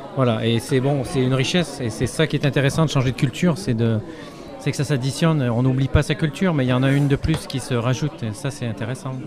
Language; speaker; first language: French; native; French